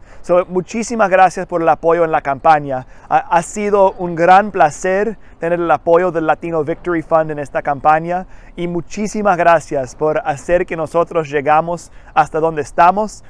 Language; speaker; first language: Spanish; early bilingual, heritage; Spanish